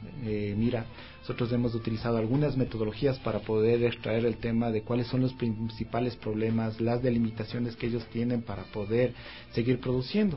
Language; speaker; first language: Spanish; native; Spanish